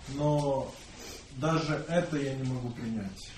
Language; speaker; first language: Russian; native; Russian